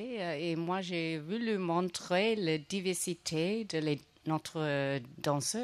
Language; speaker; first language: French; non-native, fluent; English